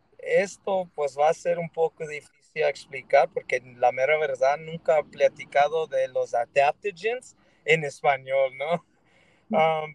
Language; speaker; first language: Spanish; early bilingual, heritage; Spanish